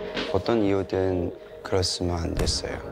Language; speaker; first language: Korean; non-native, fluent; Cantonese